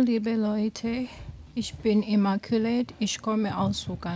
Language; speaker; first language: German; non-native, learner; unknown